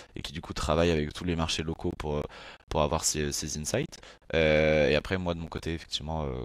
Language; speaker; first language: French; native; French